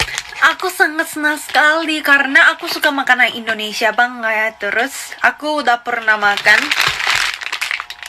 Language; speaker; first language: Indonesian; non-native, learner; Japanese